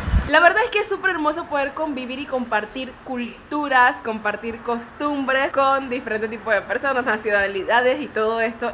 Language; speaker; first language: Spanish; native; Spanish